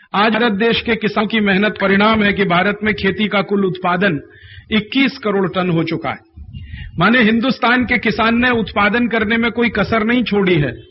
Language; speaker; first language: Hindi; native; Hindi